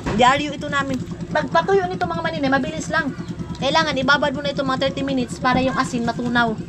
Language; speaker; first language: Filipino; non-native, local second language; Cebuano